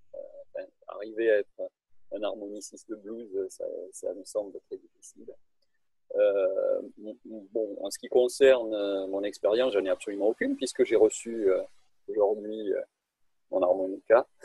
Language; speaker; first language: French; native; French